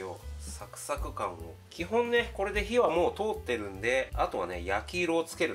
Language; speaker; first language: Japanese; native; Japanese